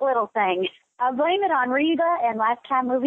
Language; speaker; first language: English; native; English